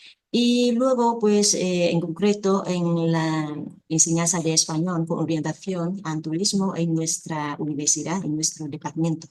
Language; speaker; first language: Spanish; non-native, fluent; Vietnamese